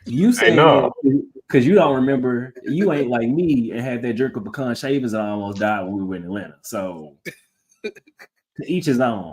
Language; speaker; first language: English; native; English